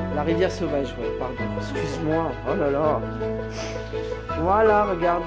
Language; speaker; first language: French; native; French